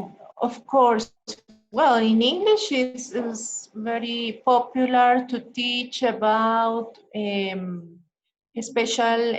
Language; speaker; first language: English; non-native, fluent; Spanish